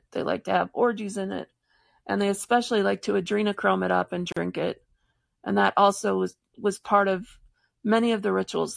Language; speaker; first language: English; native; English